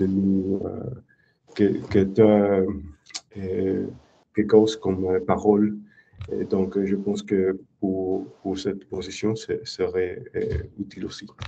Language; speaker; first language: French; non-native, learner; English